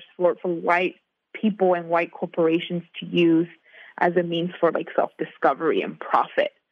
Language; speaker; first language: English; native; English